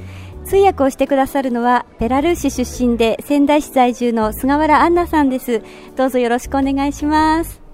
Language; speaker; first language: Japanese; native; Japanese